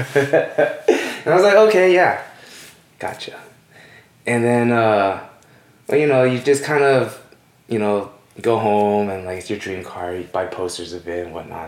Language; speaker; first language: English; native; English